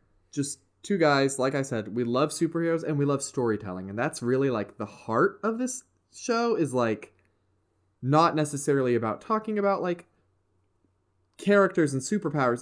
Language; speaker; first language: English; native; English